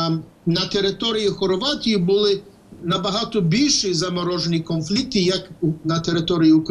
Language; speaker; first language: Ukrainian; non-native, fluent; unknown